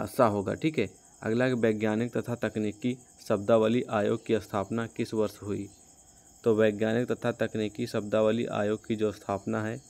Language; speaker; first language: Hindi; native; Hindi